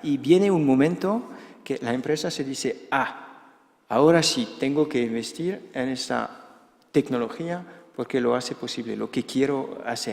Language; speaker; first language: Spanish; non-native, fluent; Dutch